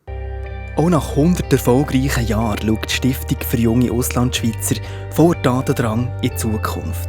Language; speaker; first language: German; native; German